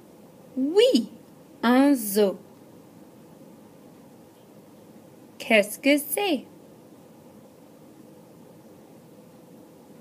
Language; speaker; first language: French; non-native, fluent; English